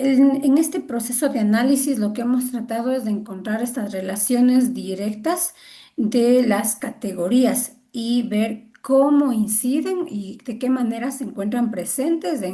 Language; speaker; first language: Spanish; native; Spanish